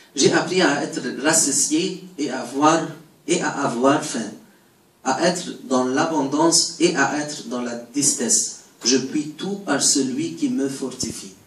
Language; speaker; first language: French; non-native, learner; Arabic